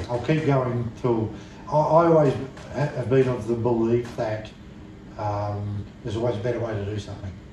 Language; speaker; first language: English; native; English